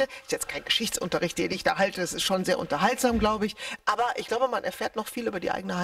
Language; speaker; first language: German; native; German